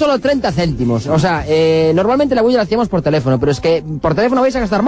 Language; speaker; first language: Spanish; native; Spanish